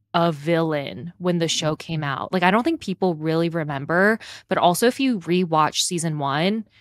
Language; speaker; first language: English; native; English